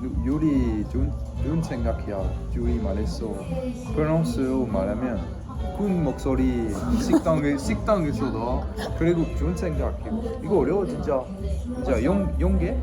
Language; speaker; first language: Korean; non-native, learner; French